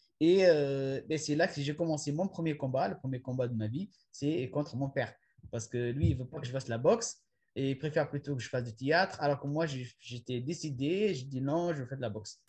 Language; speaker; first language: French; non-native, local second language; Arabic